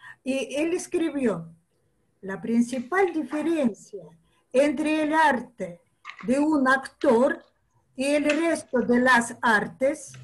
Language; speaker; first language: Spanish; non-native, fluent; Russian